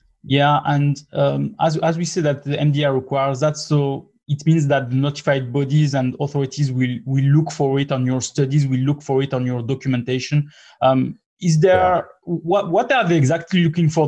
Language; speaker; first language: English; non-native, fluent; French